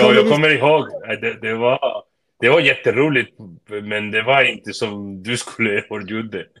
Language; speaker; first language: Swedish; early bilingual, heritage; Spanish